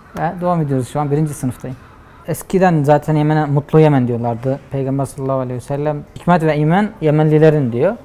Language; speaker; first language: Turkish; non-native, fluent; Arabic